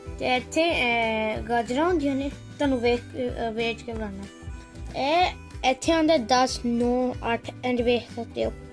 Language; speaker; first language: Punjabi; non-native, local second language; Urdu